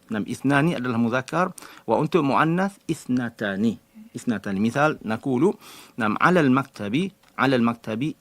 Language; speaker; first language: Arabic; non-native, fluent; Malay